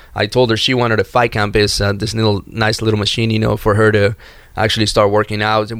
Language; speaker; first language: English; early bilingual, other home language; Spanish